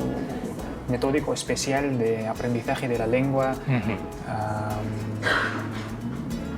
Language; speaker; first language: Spanish; non-native, learner; Kazakh